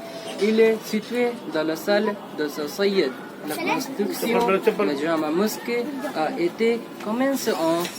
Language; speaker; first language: French; non-native, learner; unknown